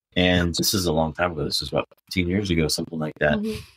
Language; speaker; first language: English; native; English